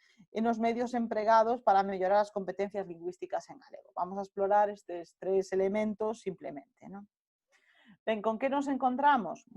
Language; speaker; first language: Galician; non-native, local second language; Spanish